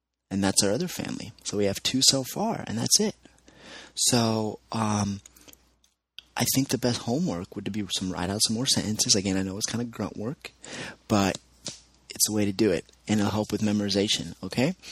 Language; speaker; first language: English; native; English